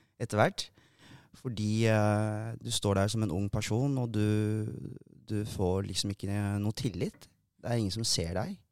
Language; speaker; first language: Norwegian; early bilingual, other home language; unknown